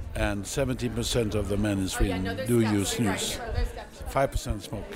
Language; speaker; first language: English; non-native, fluent; Swedish